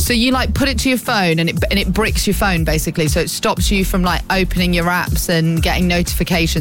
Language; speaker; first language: English; native; English